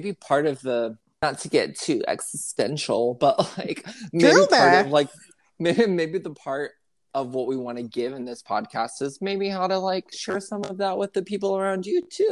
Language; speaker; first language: English; native; English